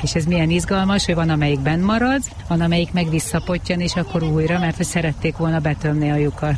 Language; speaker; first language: Hungarian; native; Hungarian